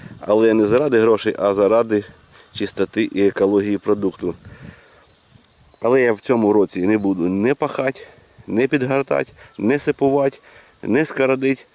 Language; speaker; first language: Ukrainian; native; Ukrainian